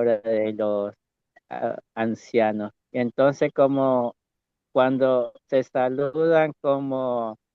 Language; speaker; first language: Spanish; non-native, local second language; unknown